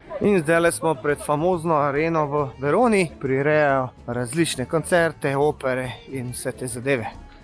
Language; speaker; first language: Slovenian; native; Slovenian